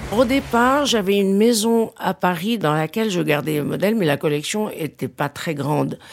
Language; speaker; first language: French; non-native, local second language; Arabic